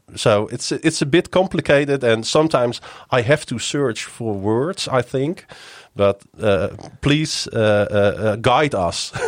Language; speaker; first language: English; non-native, fluent; Dutch